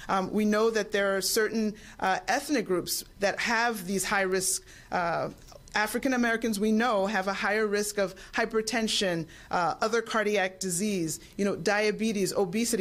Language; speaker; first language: English; native; English